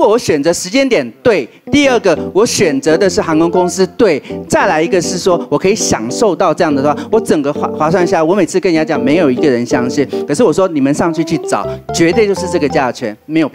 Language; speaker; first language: Chinese; native; Chinese